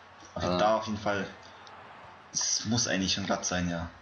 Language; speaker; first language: German; native; German